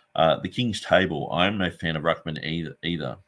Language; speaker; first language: English; native; English